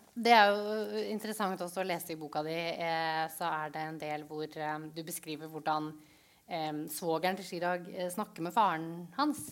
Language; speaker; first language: Norwegian; early bilingual, other home language; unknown